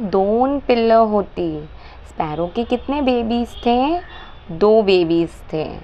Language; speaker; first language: Hindi; non-native, local second language; Marathi